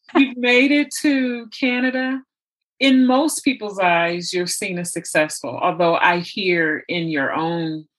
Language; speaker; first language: English; native; English